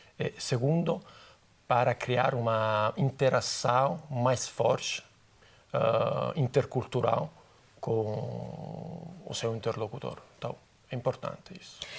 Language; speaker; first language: Portuguese; non-native, fluent; Italian